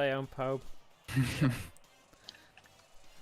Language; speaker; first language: Welsh; non-native, local second language; English